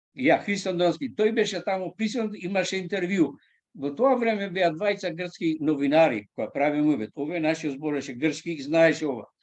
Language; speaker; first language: Macedonian; native; Macedonian